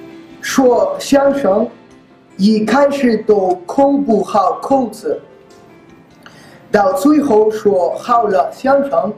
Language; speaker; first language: Chinese; non-native, learner; Spanish